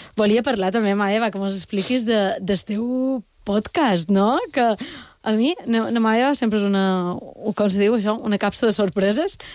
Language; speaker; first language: Catalan; native; Catalan